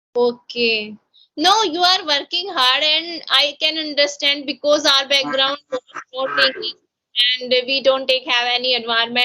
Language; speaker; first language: English; non-native, local second language; Hindi